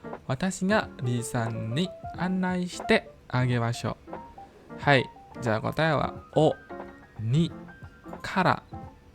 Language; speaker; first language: Japanese; non-native, fluent; Indonesian